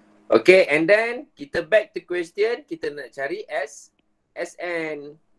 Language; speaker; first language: English; non-native, local second language; Malay